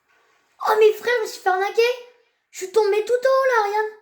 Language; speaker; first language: French; native; French